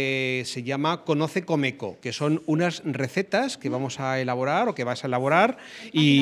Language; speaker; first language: Spanish; native; Spanish